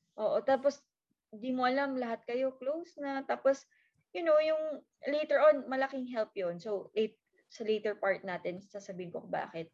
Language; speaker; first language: Filipino; native; Filipino